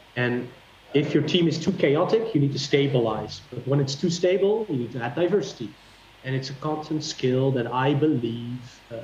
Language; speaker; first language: English; non-native, fluent; Dutch